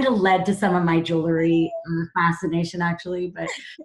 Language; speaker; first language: English; native; English